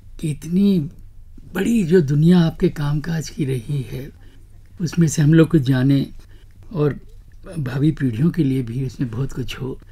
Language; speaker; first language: Hindi; native; Hindi